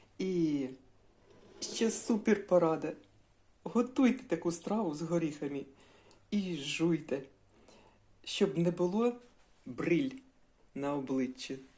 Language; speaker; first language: Ukrainian; non-native, local second language; Russian